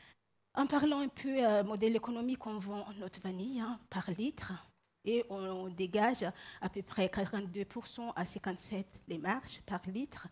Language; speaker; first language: French; non-native, local second language; Malagasy